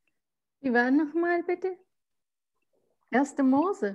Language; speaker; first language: German; non-native, fluent; Spanish